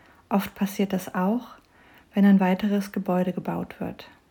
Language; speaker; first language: German; native; German